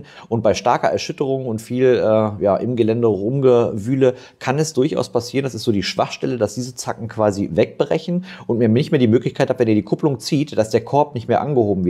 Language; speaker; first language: German; native; German